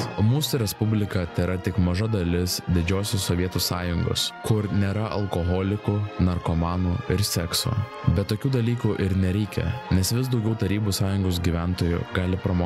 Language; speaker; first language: Lithuanian; native; Lithuanian